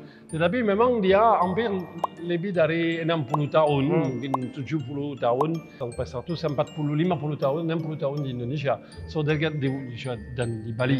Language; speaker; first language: Indonesian; non-native, fluent; French